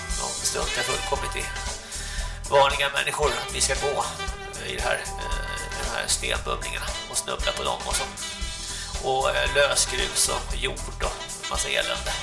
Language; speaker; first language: Swedish; native; Swedish